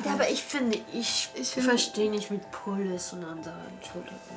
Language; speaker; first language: German; non-native, learner; French